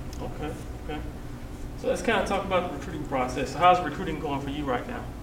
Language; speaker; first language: English; native; English